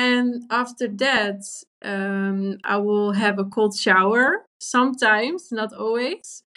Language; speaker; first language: English; non-native, fluent; Dutch